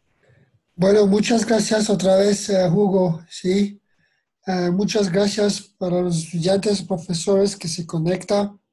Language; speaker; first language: Spanish; non-native, fluent; French